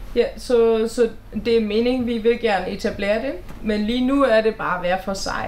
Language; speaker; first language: Danish; non-native, fluent; German